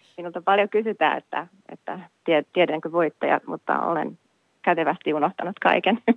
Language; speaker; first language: Finnish; native; Finnish